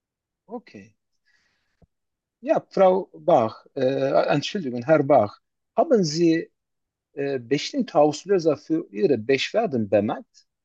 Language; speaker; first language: German; non-native, learner; Turkish